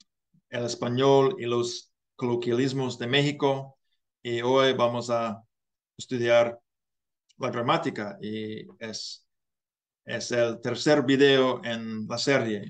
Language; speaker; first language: Spanish; non-native, learner; English